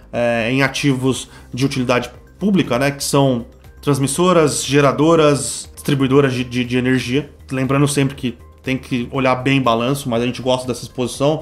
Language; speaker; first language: Portuguese; native; Portuguese